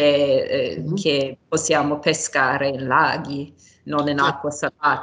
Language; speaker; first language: Italian; non-native, fluent; English